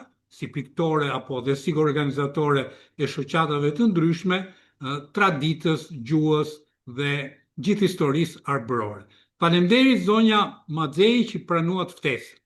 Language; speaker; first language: Albanian; native; Albanian